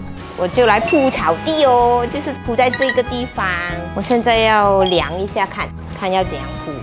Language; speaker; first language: Chinese; native; Chinese